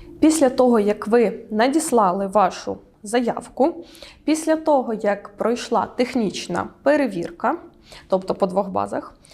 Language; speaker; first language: Ukrainian; native; Ukrainian